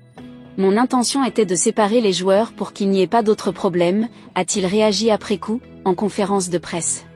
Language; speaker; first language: French; native; French